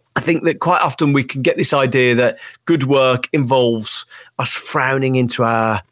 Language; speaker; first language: English; native; English